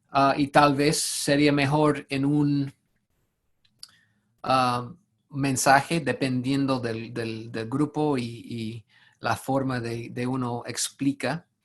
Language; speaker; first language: Spanish; non-native, fluent; English